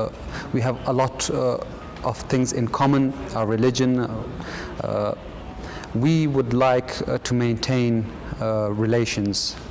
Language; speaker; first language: English; non-native, fluent; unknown